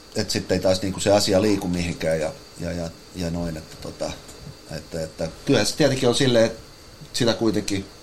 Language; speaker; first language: English; non-native, fluent; Finnish